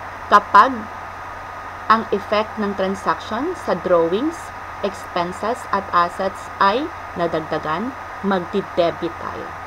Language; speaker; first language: Filipino; native; Filipino